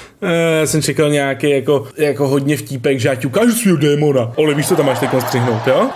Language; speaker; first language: Czech; native; Czech